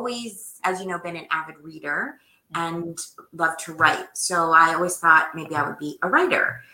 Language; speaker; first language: English; native; English